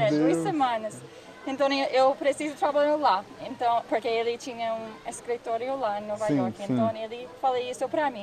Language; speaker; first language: Portuguese; non-native, learner; English